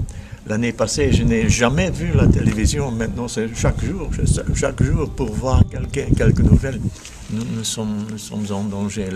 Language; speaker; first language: French; non-native, fluent; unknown